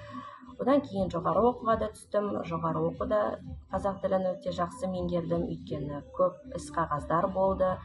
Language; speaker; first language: Kazakh; non-native, local second language; Russian